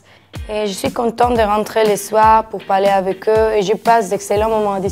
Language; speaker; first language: French; non-native, learner; Spanish